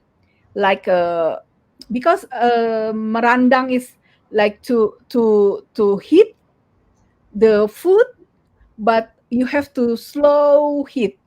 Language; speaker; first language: English; non-native, learner; Indonesian